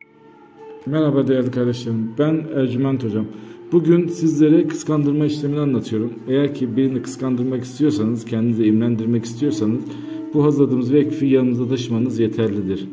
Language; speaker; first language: Turkish; native; Turkish